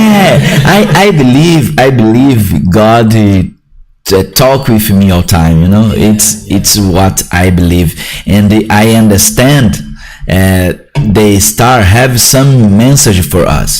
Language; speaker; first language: English; non-native, learner; Portuguese